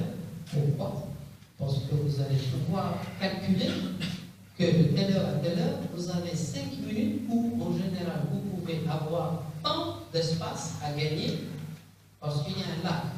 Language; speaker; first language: French; non-native, local second language; Arabic